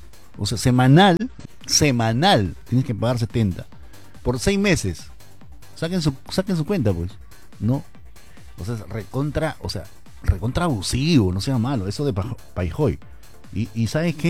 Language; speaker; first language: Spanish; native; Spanish